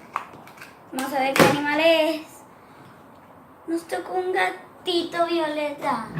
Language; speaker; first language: Spanish; early bilingual, heritage; Spanish